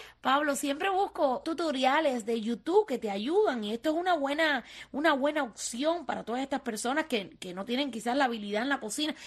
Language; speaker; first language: Spanish; native; Spanish